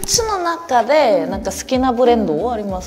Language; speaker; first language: Japanese; non-native, learner; Korean